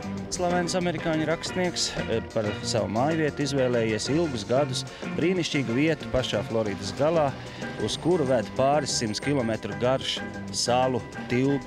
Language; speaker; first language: Latvian; native; Latvian